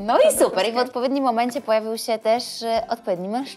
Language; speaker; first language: Polish; native; Polish